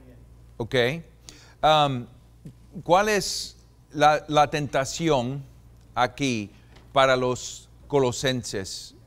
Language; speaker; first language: Spanish; non-native, fluent; English